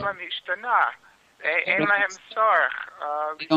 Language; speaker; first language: Hebrew; non-native, learner; English